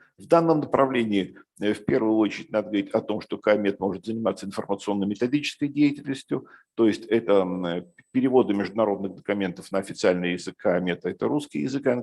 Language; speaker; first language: Russian; native; Russian